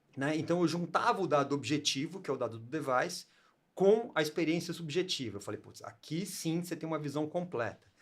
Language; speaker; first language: Portuguese; native; Portuguese